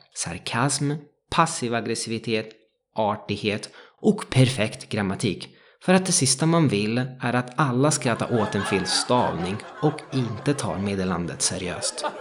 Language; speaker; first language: Swedish; non-native, fluent; Italian